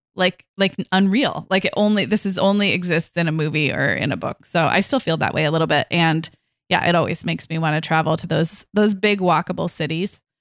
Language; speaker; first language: English; native; English